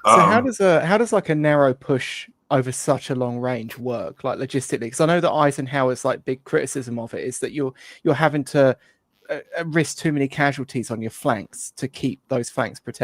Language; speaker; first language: English; native; English